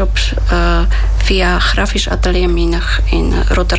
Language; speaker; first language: Dutch; non-native, fluent; Polish